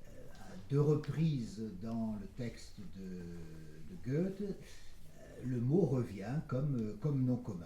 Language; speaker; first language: French; native; French